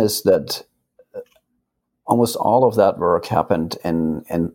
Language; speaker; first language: English; non-native, fluent; Finnish